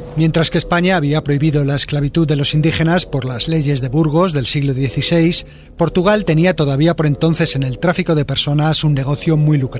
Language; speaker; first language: Spanish; native; Spanish